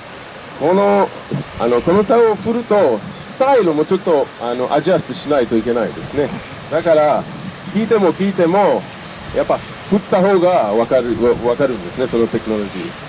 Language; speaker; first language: Japanese; non-native, fluent; French